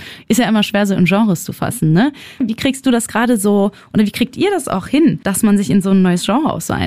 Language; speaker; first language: German; native; German